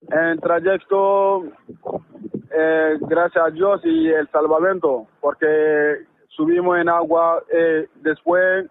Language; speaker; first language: Spanish; non-native, learner; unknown